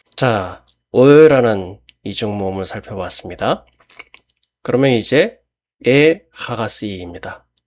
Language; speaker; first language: Korean; native; Korean